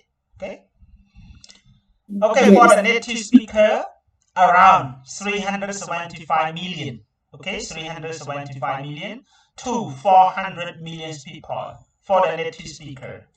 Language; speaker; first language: English; non-native, learner; Khmer